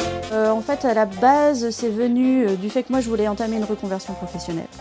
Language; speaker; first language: French; native; French